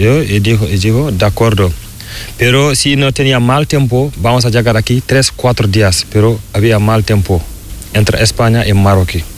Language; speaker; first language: Spanish; non-native, learner; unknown